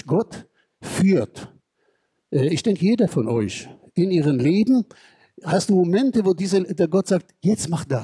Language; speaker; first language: German; non-native, fluent; Hebrew